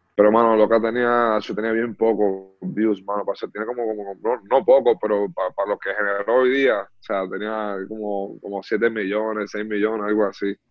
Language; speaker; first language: Spanish; early bilingual, heritage; Spanish